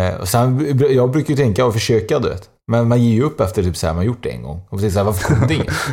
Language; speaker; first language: Swedish; native; Swedish